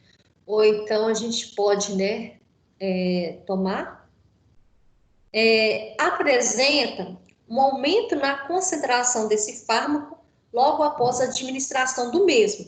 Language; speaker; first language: Portuguese; native; Portuguese